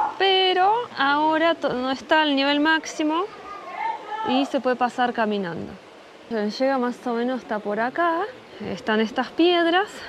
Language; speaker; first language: Spanish; early bilingual, other home language; Russian